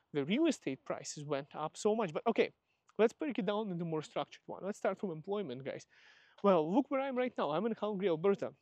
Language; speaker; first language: English; non-native, fluent; Russian